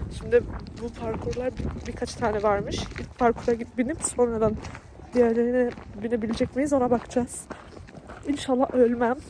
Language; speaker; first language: Turkish; non-native, fluent; Albanian